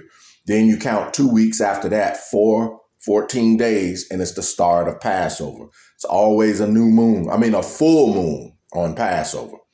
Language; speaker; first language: English; native; English